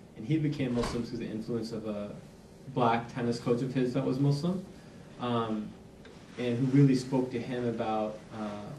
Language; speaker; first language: English; native; English